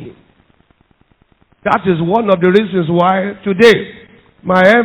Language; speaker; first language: English; non-native, local second language; Yoruba